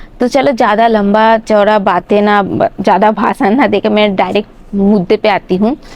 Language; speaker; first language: Hindi; non-native, local second language; Bangla